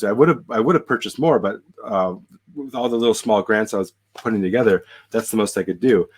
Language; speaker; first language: English; native; English